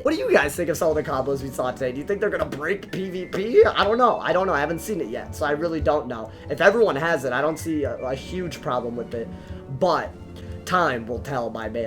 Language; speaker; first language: English; native; English